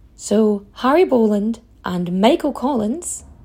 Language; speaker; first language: English; native; English